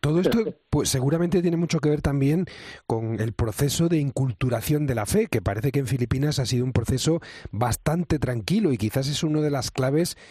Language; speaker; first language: Spanish; native; Spanish